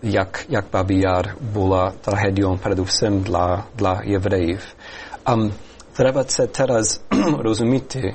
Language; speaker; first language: Ukrainian; non-native, fluent; English